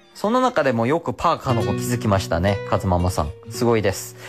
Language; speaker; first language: Japanese; non-native, fluent; Korean